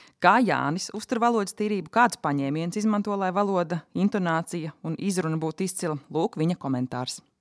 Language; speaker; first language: Latvian; native; Latvian